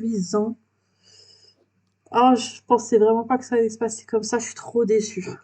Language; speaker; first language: French; native; French